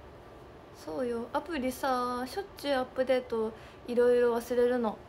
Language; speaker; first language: Japanese; native; Japanese